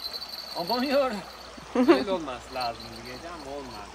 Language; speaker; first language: Turkish; native; Turkish